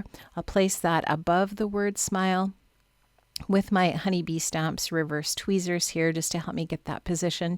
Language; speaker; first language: English; native; English